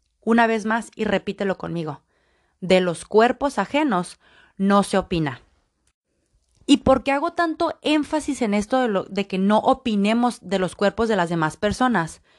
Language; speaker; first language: Spanish; native; Spanish